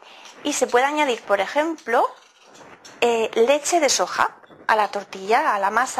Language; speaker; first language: Spanish; native; Spanish